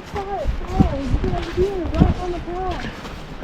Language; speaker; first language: English; native; English